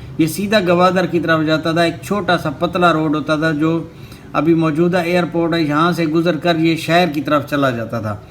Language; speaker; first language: Urdu; non-native, local second language; Baluchi